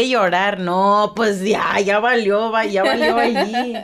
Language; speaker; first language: Spanish; early bilingual, heritage; Spanish